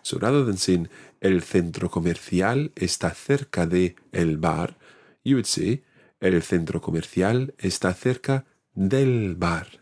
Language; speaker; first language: Spanish; non-native, fluent; English